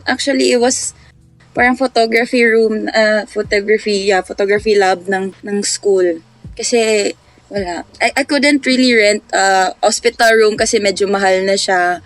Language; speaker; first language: Filipino; non-native, local second language; Cebuano